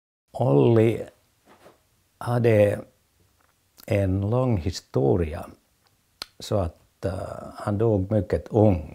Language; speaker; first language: Swedish; non-native, fluent; Finnish